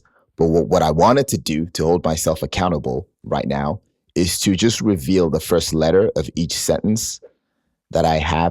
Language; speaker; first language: English; native; English